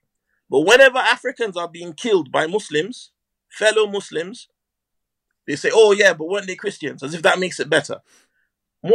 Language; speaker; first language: English; non-native, local second language; Hausa